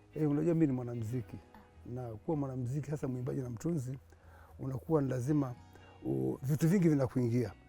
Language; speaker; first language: Swahili; non-native, local second language; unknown